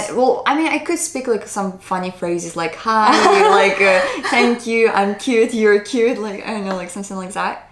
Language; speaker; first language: English; non-native, fluent; Russian